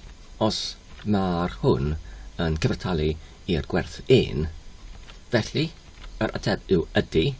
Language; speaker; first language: Welsh; non-native, learner; English